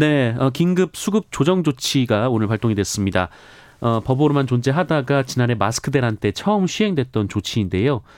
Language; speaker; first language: Korean; native; Korean